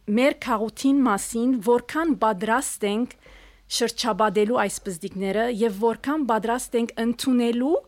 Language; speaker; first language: Armenian; early bilingual, heritage; Armenian